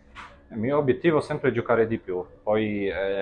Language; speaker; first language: Italian; non-native, fluent; Polish